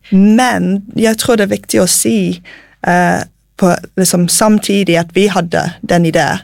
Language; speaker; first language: Norwegian; non-native, fluent; English